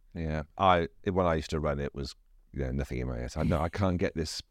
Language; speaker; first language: English; native; English